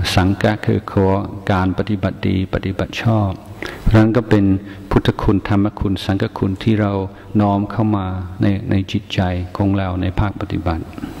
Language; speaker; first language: Thai; non-native, fluent; English